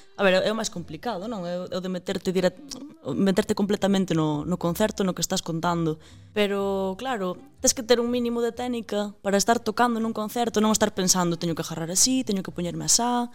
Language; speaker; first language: Galician; native; Galician